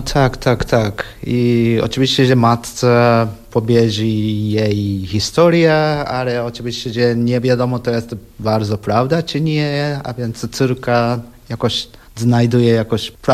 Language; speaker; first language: Polish; non-native, learner; Japanese